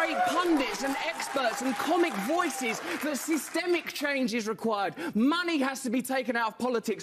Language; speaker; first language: English; native; English